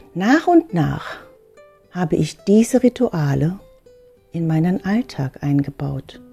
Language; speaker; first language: German; early bilingual, other home language; Filipino